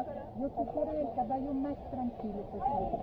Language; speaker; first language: Spanish; non-native, learner; French